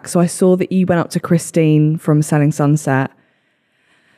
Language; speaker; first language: English; native; English